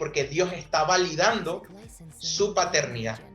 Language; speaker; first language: Spanish; native; Spanish